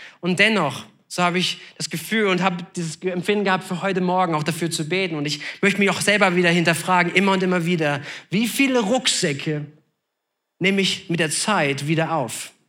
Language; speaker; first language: German; native; German